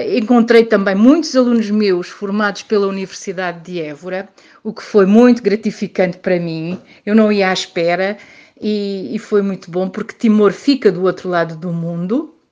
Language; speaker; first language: Portuguese; native; Portuguese